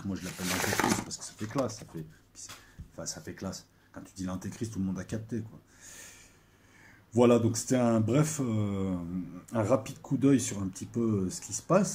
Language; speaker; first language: French; native; French